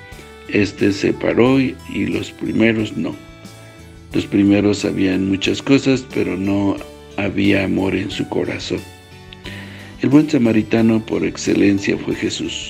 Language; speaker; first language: Spanish; native; Spanish